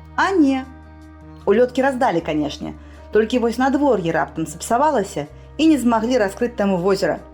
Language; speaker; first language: Belarusian; native; Belarusian